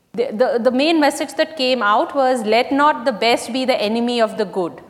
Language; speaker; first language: English; non-native, local second language; Bangla